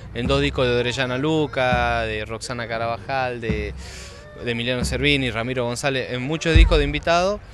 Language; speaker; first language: Spanish; native; Spanish